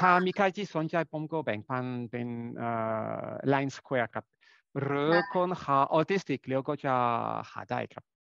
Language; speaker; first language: Thai; non-native, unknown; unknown